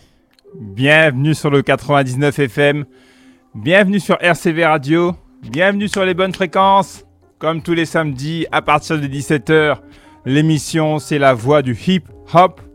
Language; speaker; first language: French; native; French